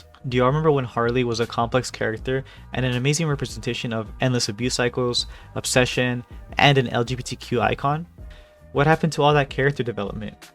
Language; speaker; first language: English; native; English